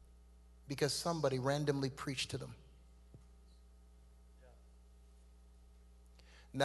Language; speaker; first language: English; native; English